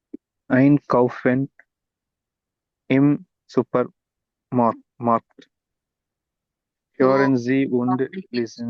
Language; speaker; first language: German; non-native, learner; Tamil